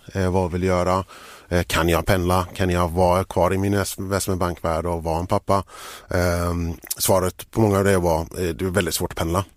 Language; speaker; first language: Swedish; early bilingual, other home language; English